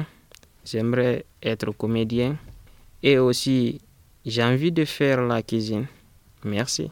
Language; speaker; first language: French; non-native, local second language; Fula